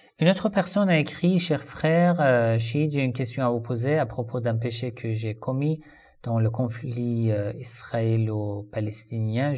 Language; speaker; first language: French; non-native, fluent; Persian